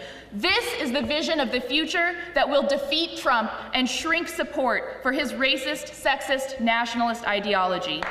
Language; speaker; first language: English; native; English